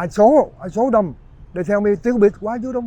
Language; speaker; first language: English; non-native, learner; Vietnamese